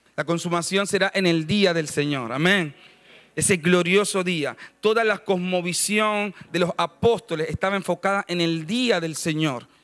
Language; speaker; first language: Spanish; native; Spanish